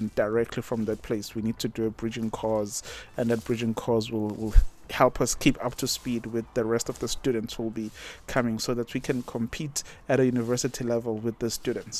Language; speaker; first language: English; non-native, local second language; Zulu